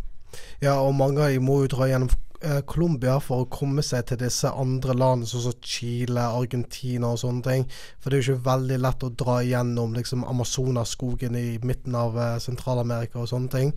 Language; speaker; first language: Norwegian; native; Norwegian